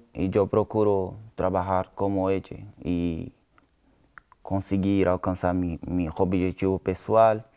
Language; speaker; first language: Spanish; non-native, learner; Portuguese